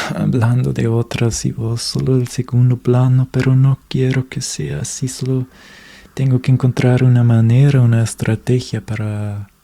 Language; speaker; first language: Spanish; non-native, fluent; German